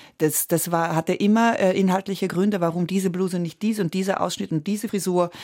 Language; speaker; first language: German; early bilingual, other home language; Italian